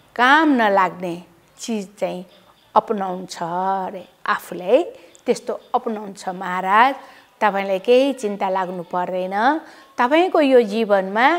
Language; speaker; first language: Nepali; non-native, local second language; Newari